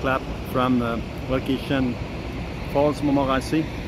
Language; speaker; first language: English; non-native, learner; French